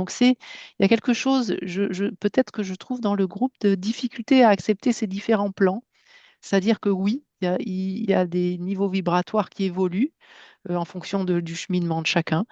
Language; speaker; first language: French; native; French